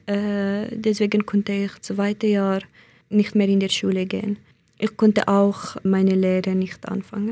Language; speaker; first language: German; non-native, learner; Central Kurdish